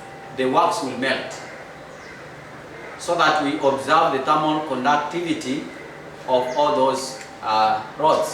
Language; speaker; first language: English; non-native, local second language; Swahili